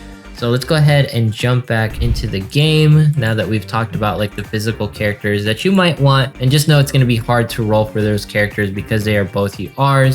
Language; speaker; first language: English; native; English